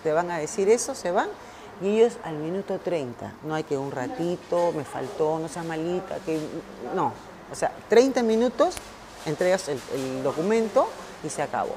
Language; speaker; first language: Spanish; native; Spanish